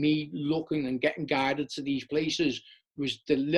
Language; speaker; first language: English; native; English